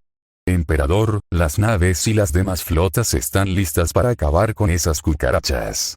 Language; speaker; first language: Spanish; native; Spanish